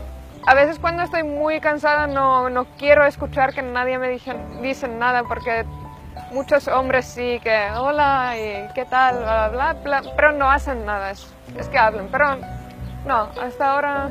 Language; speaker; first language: Spanish; non-native, fluent; Finnish